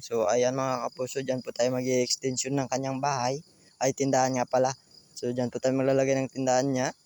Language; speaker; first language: Filipino; non-native, local second language; Cebuano